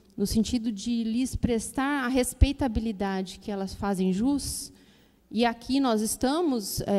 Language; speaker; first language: Portuguese; native; Portuguese